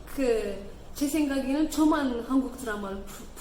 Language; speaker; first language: Korean; non-native, learner; Amharic